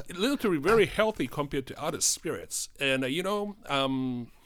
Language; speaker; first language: English; non-native, fluent; Japanese